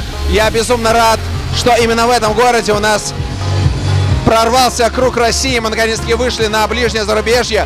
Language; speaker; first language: Russian; native; Russian